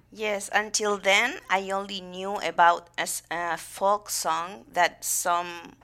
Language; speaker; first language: English; non-native, fluent; Spanish